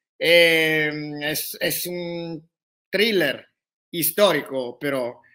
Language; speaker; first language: Spanish; non-native, learner; Italian